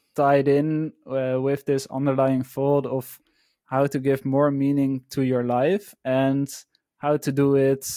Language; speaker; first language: English; non-native, fluent; Dutch